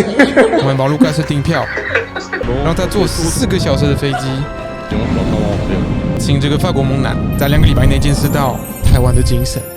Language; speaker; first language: Chinese; native; Chinese